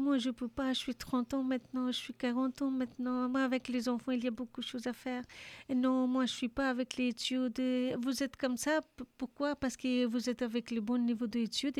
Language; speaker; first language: French; non-native, learner; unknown